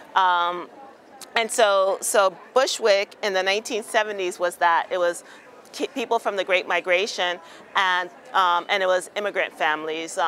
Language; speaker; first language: English; native; English